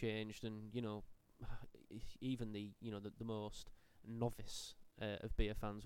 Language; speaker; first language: English; native; English